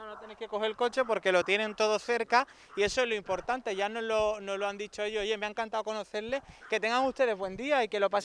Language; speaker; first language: Spanish; native; Spanish